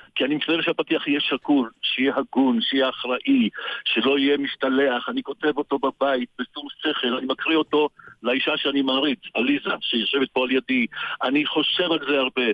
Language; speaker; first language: Hebrew; early bilingual, other home language; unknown